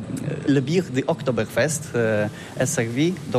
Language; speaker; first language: French; non-native, learner; Polish